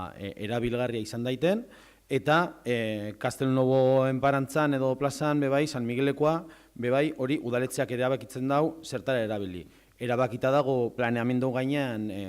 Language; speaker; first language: Basque; native; Basque